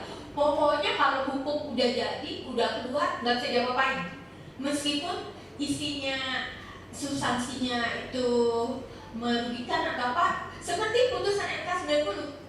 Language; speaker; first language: Indonesian; native; Indonesian